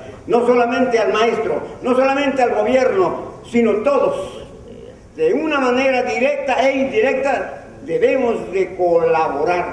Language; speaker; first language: Spanish; non-native, local second language; Zapotec